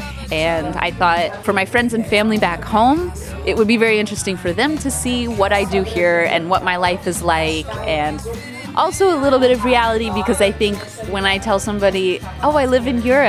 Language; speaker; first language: English; native; English